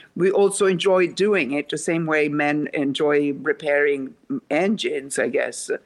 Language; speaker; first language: English; non-native, fluent; Italian